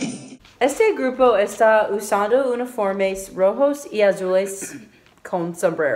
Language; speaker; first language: Spanish; non-native, learner; English